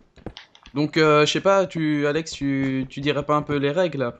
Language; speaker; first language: French; native; French